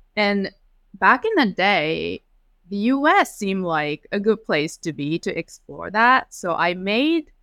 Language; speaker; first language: English; early bilingual, other home language; Japanese